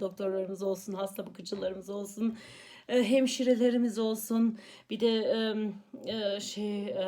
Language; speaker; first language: Turkish; early bilingual, heritage; Turkish